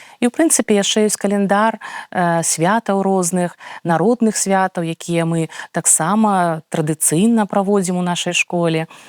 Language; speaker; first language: Belarusian; native; Belarusian